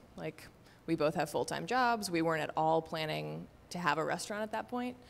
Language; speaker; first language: English; native; English